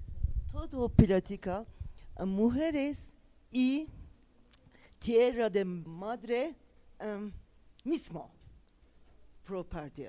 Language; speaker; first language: Spanish; non-native, learner; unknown